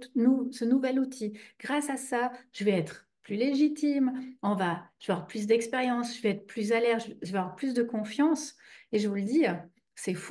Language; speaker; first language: French; native; French